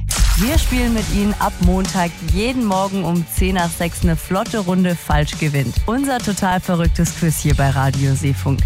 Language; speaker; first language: German; native; German